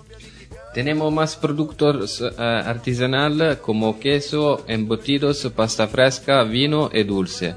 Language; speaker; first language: Spanish; non-native, learner; Italian